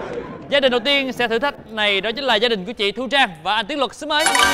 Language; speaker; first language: Vietnamese; native; Vietnamese